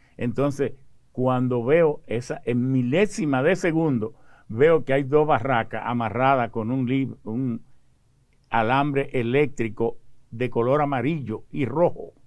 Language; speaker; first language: Spanish; early bilingual, other home language; French